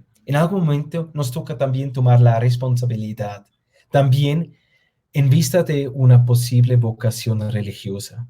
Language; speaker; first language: Spanish; non-native, fluent; German